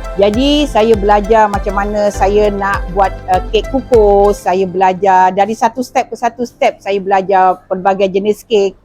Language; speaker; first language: Malay; native; Malay